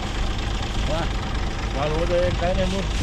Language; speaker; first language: German; non-native, learner; Turkish